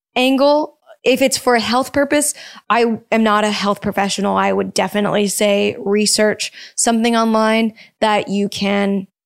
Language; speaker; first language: English; early bilingual, other home language; Filipino